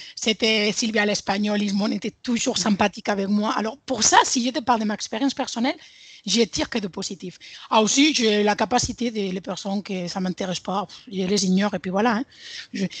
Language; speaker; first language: French; non-native, fluent; Spanish